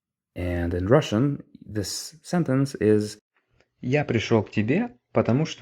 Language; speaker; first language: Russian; non-native, fluent; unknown